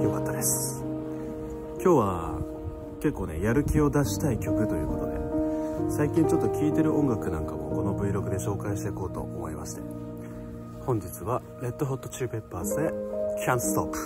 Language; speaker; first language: Japanese; native; Japanese